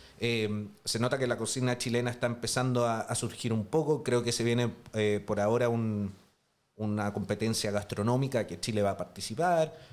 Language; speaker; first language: Spanish; native; Spanish